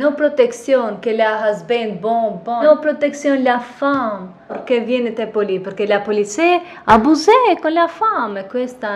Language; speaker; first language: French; non-native, learner; Albanian